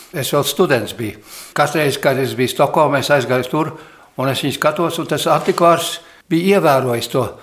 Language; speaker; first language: Latvian; early bilingual, heritage; Latvian